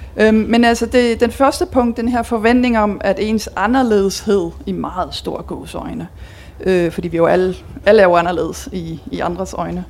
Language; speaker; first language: Danish; early bilingual, heritage; Danish